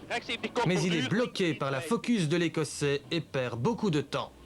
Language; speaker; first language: French; native; French